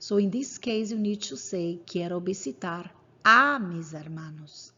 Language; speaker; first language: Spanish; non-native, fluent; English